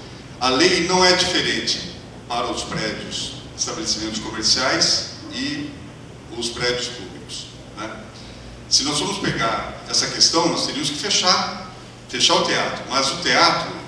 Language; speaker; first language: Portuguese; native; Portuguese